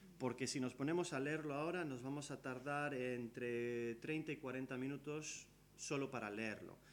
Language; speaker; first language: Spanish; early bilingual, other home language; English